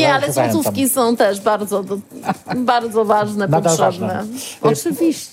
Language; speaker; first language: Polish; early bilingual, heritage; Polish